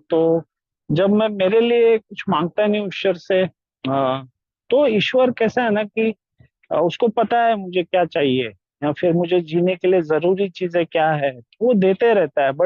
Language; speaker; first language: Hindi; non-native, local second language; Marathi